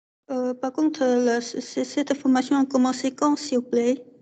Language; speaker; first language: French; non-native, learner; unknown